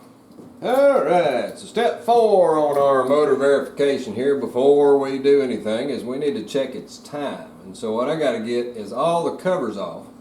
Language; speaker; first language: English; native; English